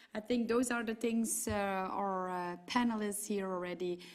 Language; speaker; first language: English; non-native, fluent; Dutch